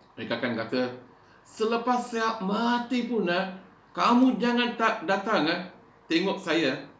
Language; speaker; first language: Malay; non-native, local second language; Iban